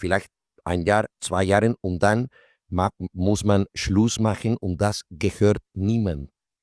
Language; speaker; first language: German; non-native, fluent; Spanish